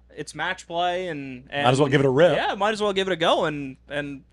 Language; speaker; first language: English; non-native, fluent; Norwegian